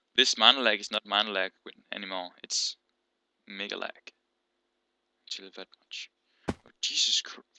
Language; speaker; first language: English; non-native, learner; Danish